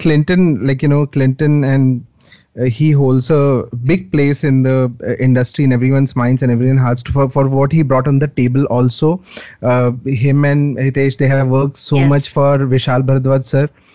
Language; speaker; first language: English; non-native, local second language; Hindi